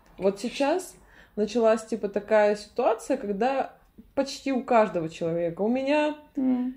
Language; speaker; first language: Russian; native; Russian